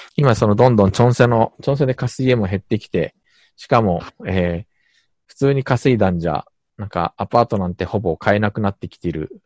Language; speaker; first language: Japanese; native; Japanese